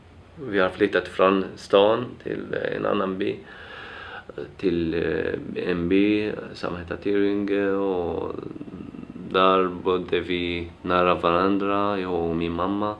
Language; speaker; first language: Swedish; non-native, fluent; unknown